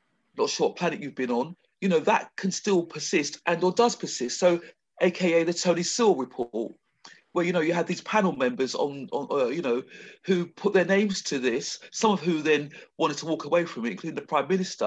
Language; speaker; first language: English; native; English